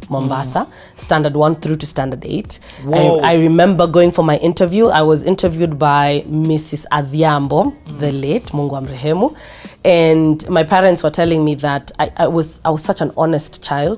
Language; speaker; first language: English; non-native, local second language; Swahili